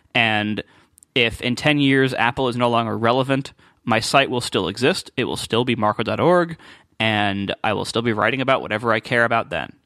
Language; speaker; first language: English; native; English